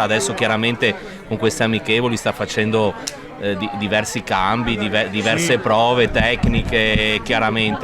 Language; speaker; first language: Italian; native; Italian